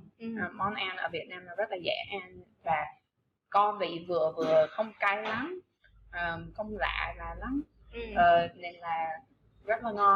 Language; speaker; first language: Vietnamese; non-native, fluent; English